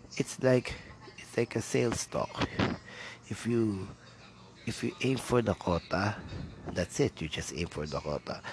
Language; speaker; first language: English; non-native, local second language; Filipino